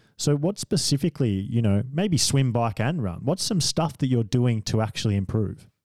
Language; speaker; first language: English; native; English